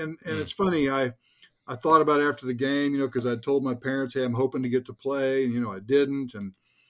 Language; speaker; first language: English; native; English